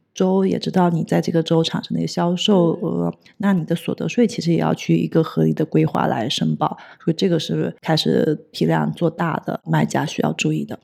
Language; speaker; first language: Chinese; native; Chinese